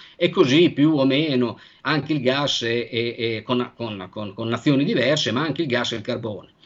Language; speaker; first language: Italian; native; Italian